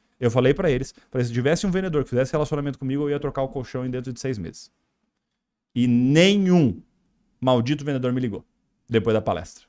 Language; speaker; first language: Portuguese; native; Portuguese